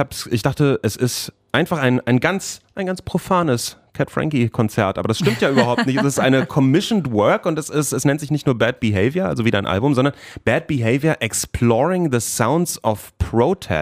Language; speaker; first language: German; native; German